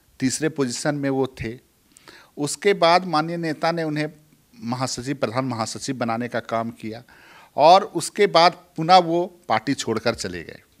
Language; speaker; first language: Hindi; native; Hindi